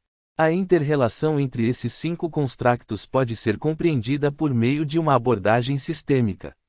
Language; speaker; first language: Portuguese; native; Portuguese